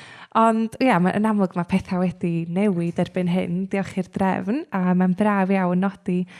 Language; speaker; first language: Welsh; native; Welsh